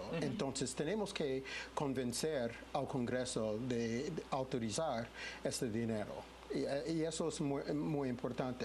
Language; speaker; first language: Spanish; non-native, fluent; English